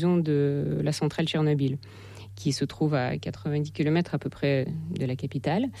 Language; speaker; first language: French; non-native, fluent; Russian